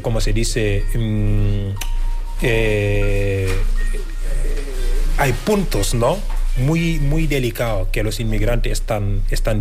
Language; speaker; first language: Spanish; non-native, fluent; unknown